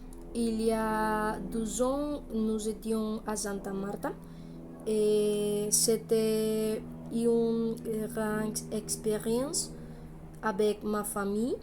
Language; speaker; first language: French; non-native, learner; Spanish